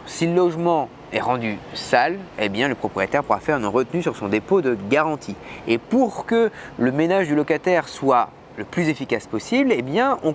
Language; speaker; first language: French; native; French